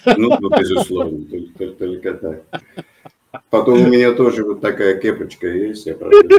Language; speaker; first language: Russian; non-native, local second language; Georgian